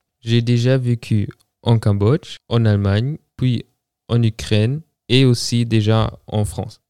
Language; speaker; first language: French; non-native, fluent; German